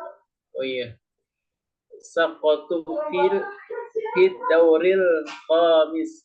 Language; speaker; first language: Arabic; non-native, learner; Indonesian